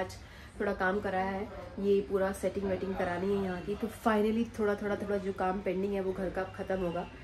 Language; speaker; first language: Hindi; native; Hindi